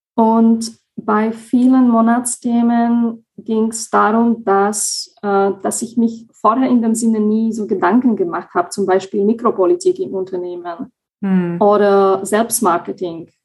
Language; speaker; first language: German; non-native, fluent; Slovak